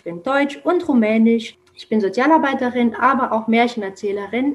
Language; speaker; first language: German; non-native, fluent; Romanian